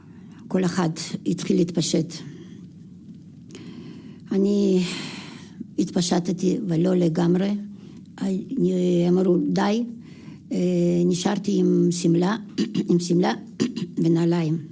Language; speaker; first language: Hebrew; non-native, fluent; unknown